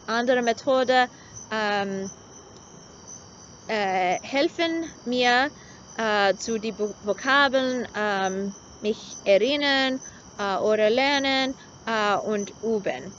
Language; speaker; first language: German; non-native, learner; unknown